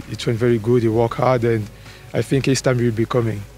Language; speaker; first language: English; non-native, learner; French